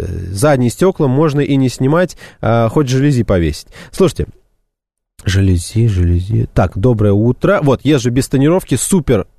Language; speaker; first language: Russian; native; Russian